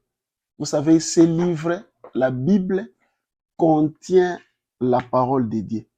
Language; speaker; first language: French; non-native, local second language; Lingala